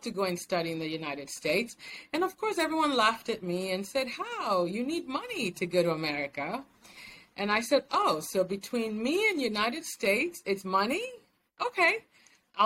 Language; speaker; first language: English; non-native, local second language; Swahili